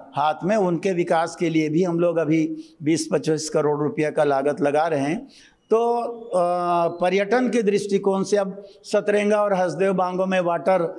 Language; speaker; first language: Hindi; native; Hindi